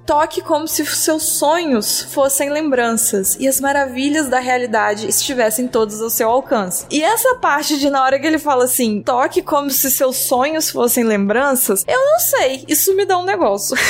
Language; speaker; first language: Portuguese; native; Portuguese